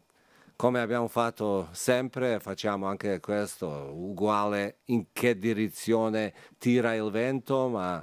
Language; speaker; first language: Italian; non-native, fluent; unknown